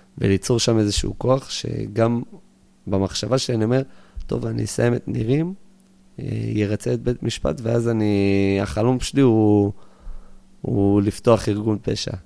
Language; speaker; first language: Hebrew; early bilingual, other home language; English